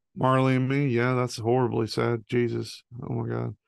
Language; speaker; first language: English; native; English